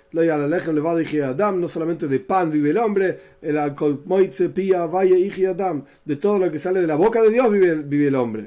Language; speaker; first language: Spanish; native; Spanish